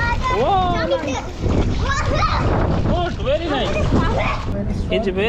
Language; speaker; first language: English; non-native, local second language; Hindi